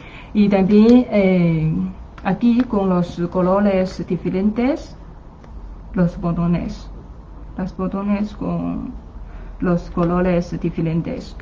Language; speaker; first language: Spanish; non-native, learner; Chinese